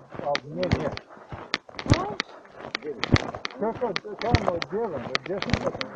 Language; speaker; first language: Polish; non-native, learner; Slovenian